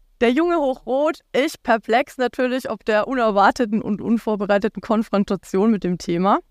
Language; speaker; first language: German; native; German